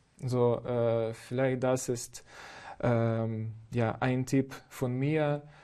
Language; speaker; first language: German; non-native, fluent; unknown